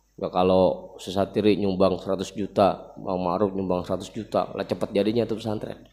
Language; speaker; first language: Indonesian; native; Indonesian